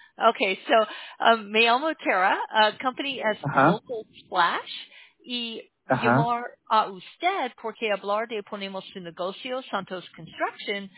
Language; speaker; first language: Spanish; non-native, learner; English